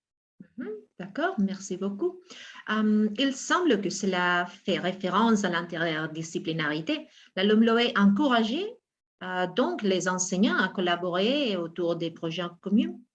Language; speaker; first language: French; non-native, fluent; Spanish